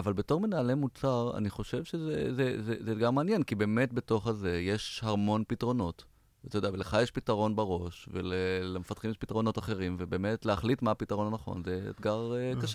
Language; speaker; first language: Hebrew; native; Hebrew